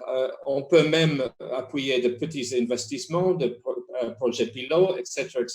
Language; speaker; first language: French; non-native, fluent; Spanish